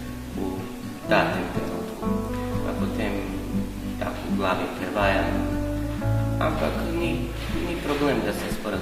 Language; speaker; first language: Slovenian; non-native, learner; Serbian